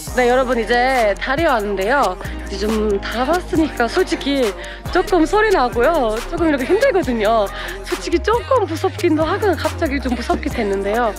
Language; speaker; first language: Korean; non-native, fluent; Turkish